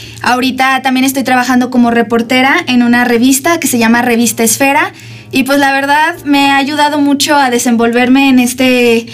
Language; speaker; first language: Spanish; native; Spanish